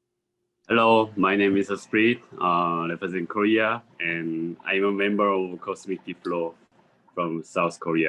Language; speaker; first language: English; non-native, learner; Korean